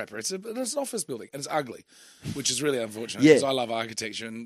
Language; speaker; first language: English; native; English